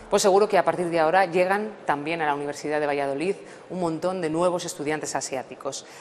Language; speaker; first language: Spanish; native; Spanish